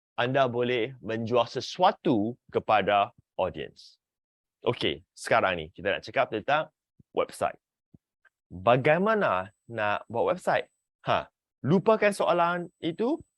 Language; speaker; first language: Malay; non-native, local second language; Chinese